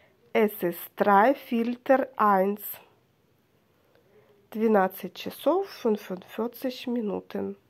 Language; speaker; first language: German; non-native, fluent; Russian